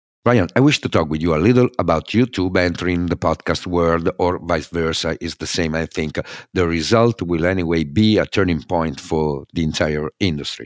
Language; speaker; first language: English; non-native, fluent; Italian